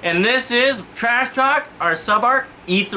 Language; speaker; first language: English; native; English